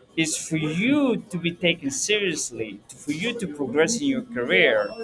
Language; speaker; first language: English; early bilingual, heritage; Dutch